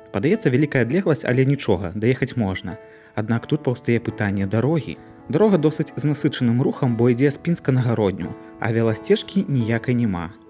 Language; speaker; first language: Belarusian; native; Belarusian